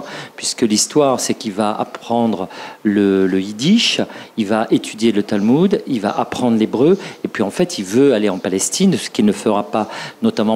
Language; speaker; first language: French; native; French